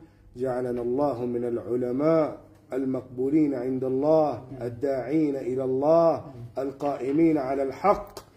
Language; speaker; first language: Arabic; non-native, fluent; Urdu